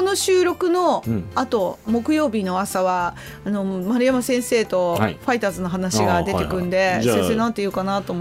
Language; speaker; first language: Japanese; native; Japanese